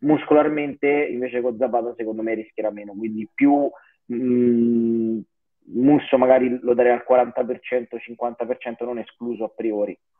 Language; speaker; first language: Italian; native; Italian